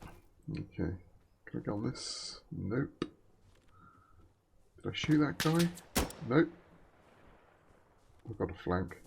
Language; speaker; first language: English; native; English